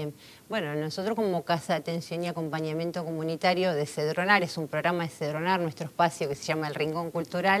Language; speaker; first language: Spanish; native; Spanish